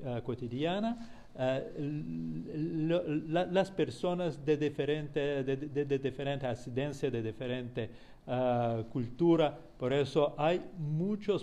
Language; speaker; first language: Spanish; non-native, fluent; Russian